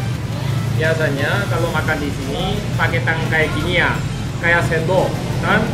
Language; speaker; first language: Indonesian; non-native, learner; Korean